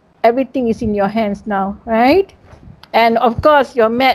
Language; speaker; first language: English; non-native, local second language; Malay